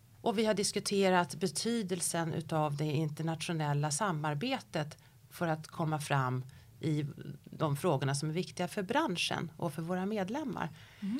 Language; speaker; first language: Swedish; native; Swedish